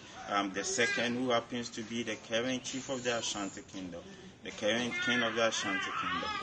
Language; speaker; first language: English; non-native, local second language; Akan